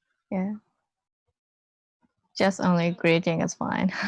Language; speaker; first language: English; non-native, learner; Japanese